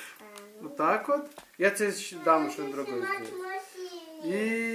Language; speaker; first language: Russian; native; Russian